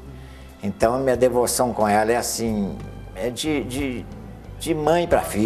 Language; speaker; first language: Portuguese; native; Portuguese